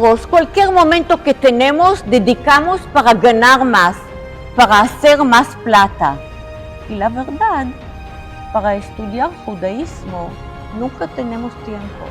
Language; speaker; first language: Spanish; non-native, fluent; Hebrew